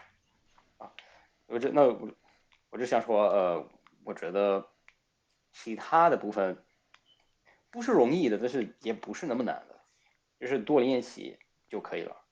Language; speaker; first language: Chinese; non-native, fluent; Spanish